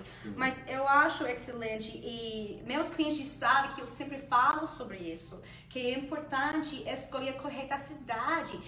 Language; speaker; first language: Portuguese; non-native, fluent; Spanish